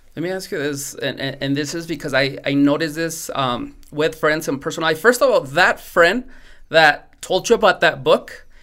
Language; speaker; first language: English; non-native, fluent; Spanish